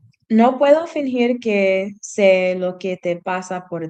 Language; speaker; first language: Spanish; non-native, learner; English